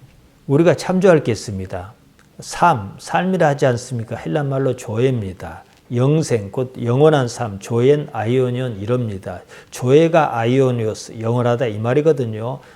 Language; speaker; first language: Korean; native; Korean